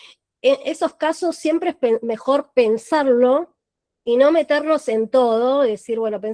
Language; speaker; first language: Spanish; native; Spanish